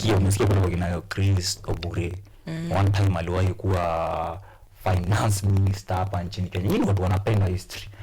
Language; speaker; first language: Swahili; native; Swahili